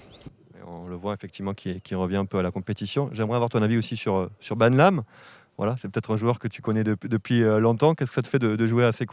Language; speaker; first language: French; native; French